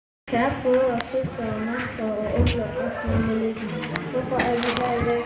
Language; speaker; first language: Danish; early bilingual, other home language; Urdu